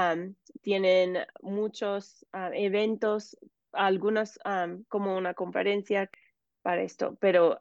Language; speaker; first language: Spanish; non-native, fluent; English